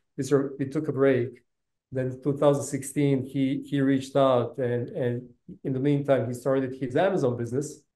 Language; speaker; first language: English; non-native, fluent; Bosnian